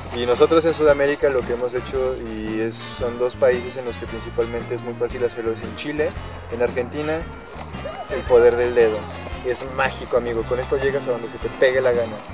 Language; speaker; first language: Spanish; native; Spanish